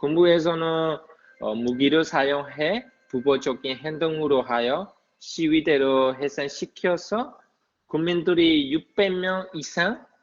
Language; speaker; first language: Korean; non-native, fluent; Burmese